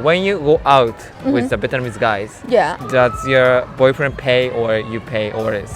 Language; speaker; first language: English; non-native, learner; Japanese